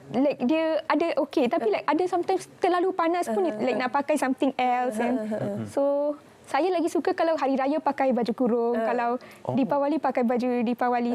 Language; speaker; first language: Malay; non-native, local second language; English